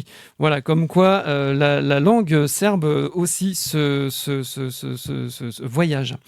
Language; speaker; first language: French; native; French